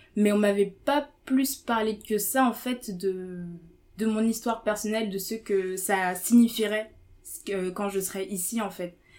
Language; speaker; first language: French; early bilingual, other home language; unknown